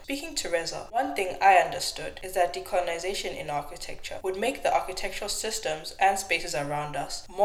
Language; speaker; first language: English; non-native, local second language; Akan